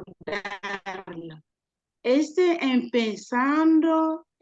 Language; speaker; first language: Spanish; non-native, learner; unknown